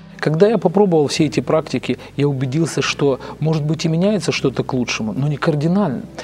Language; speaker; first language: Russian; native; Russian